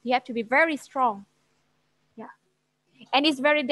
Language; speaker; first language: English; non-native, fluent; Vietnamese